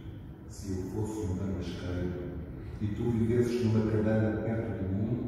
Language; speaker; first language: Portuguese; native; Portuguese